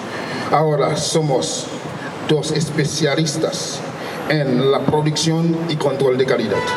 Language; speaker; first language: Spanish; non-native, local second language; Haitian Creole